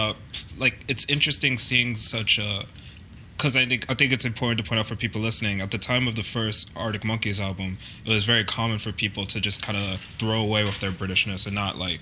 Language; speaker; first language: English; native; English